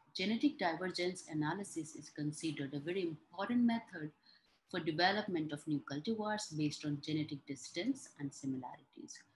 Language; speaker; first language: English; non-native, local second language; Hindi